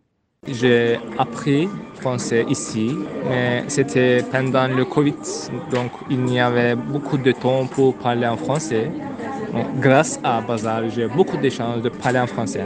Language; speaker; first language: French; non-native, learner; Turkish